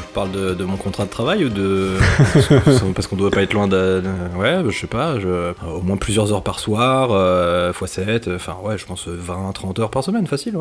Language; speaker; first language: French; native; French